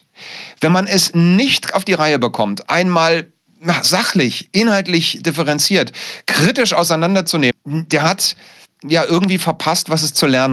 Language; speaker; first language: German; native; German